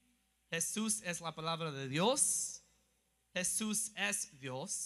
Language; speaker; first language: Spanish; early bilingual, heritage; English